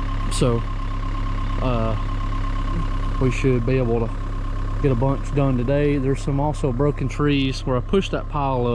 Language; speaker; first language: English; native; English